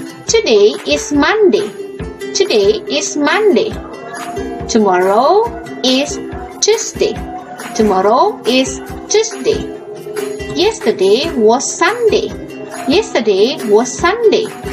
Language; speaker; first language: English; non-native, fluent; Indonesian